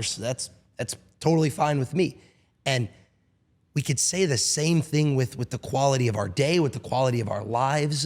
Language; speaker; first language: English; native; English